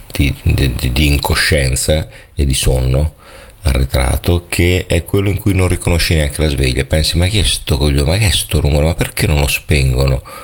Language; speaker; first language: Italian; native; Italian